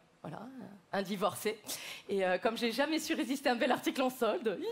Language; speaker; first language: French; native; French